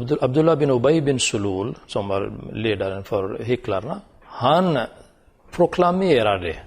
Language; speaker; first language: Swedish; non-native, fluent; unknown